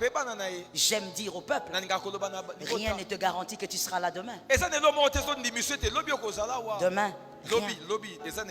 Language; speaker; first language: French; non-native, local second language; Lingala